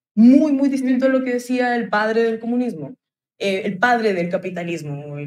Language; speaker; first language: Spanish; native; Spanish